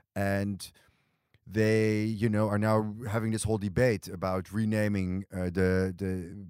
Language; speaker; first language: English; non-native, fluent; Dutch